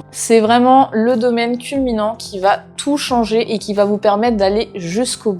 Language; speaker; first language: French; native; French